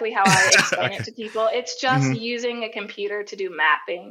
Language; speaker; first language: English; native; English